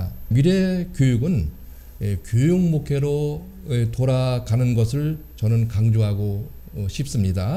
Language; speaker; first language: Korean; native; Korean